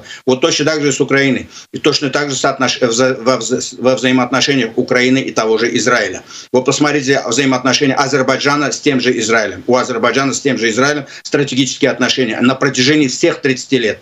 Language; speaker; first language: Russian; non-native, local second language; Azerbaijani